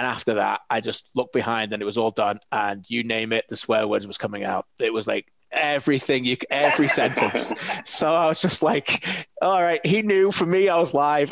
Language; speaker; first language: English; native; English